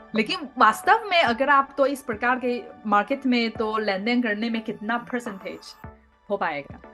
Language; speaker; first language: Hindi; non-native, learner; Chinese